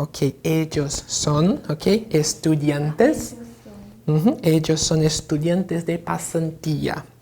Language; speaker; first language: Spanish; non-native, fluent; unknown